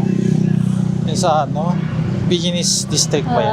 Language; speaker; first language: Korean; native; Korean